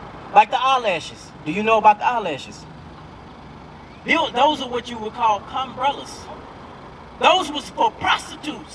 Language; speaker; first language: English; native; English